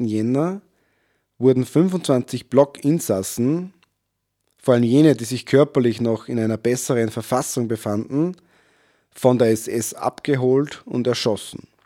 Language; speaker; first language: German; native; German